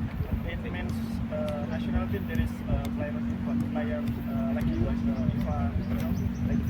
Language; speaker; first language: English; non-native, learner; Indonesian